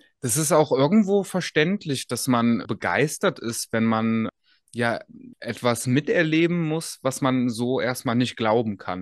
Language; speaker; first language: German; native; German